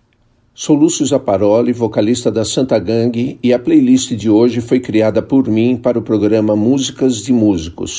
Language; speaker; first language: Portuguese; native; Portuguese